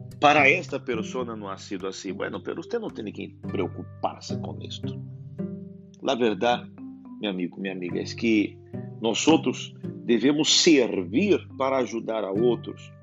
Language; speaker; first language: Portuguese; non-native, learner; Spanish